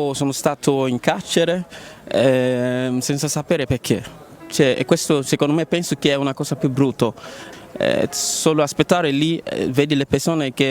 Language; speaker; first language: Italian; non-native, learner; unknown